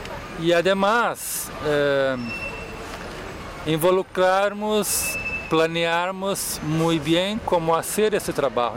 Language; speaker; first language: Spanish; non-native, fluent; Portuguese